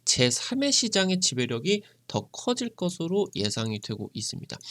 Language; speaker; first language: Korean; native; Korean